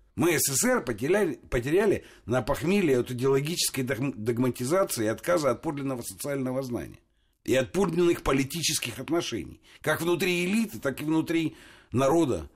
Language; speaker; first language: Russian; native; Russian